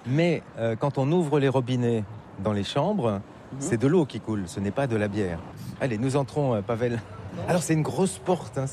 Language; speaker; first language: French; native; French